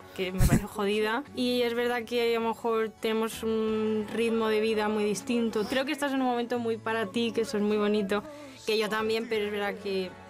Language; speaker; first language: Spanish; native; Spanish